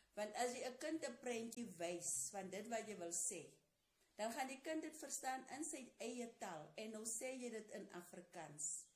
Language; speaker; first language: Afrikaans; non-native, local second language; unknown